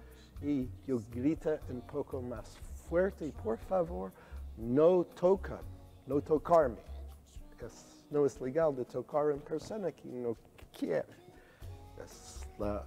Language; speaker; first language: Spanish; non-native, learner; English